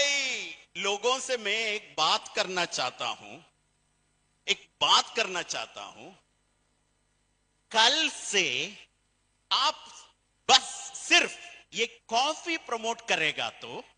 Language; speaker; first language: Hindi; non-native, fluent; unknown